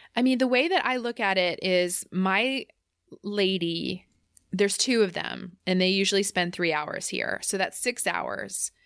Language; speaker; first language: English; native; English